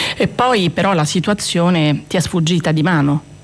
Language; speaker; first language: Italian; native; Italian